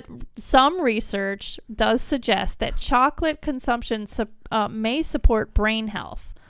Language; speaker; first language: English; native; English